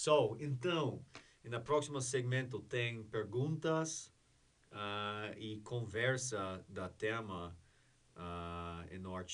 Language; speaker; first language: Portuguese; non-native, learner; English